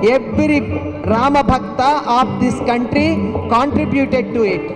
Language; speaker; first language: English; non-native, local second language; Telugu